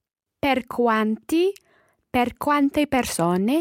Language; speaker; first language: Italian; non-native, learner; English